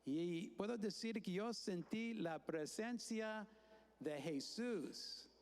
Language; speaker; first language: Spanish; non-native, fluent; English